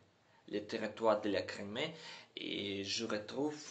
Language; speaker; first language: French; non-native, learner; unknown